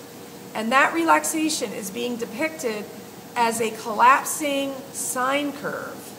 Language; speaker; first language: English; native; English